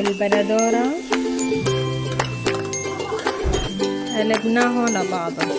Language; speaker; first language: Arabic; native; Arabic